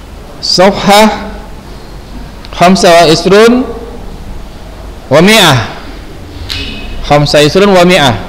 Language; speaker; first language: Arabic; non-native, fluent; Indonesian